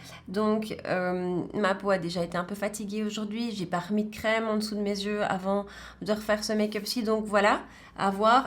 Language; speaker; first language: French; native; French